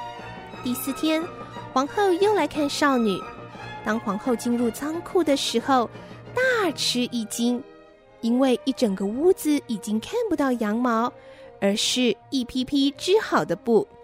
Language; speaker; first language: Chinese; native; Chinese